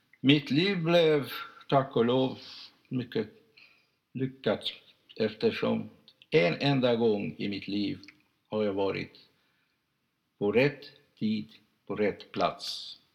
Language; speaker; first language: Swedish; non-native, fluent; Hungarian